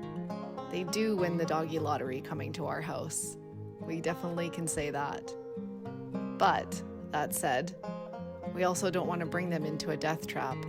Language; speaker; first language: English; native; English